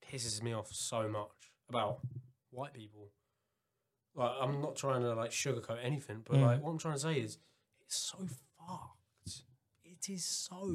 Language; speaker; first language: English; native; English